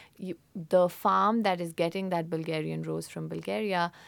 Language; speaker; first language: English; non-native, local second language; Hindi